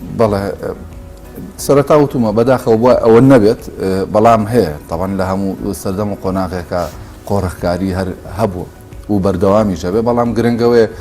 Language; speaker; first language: Central Kurdish; native; Central Kurdish